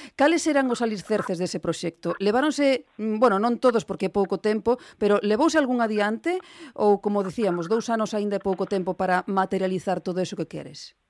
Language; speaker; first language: Galician; non-native, local second language; Spanish